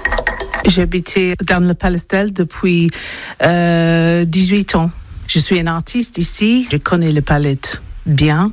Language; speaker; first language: French; non-native, learner; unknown